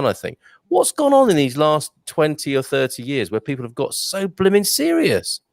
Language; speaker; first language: English; native; English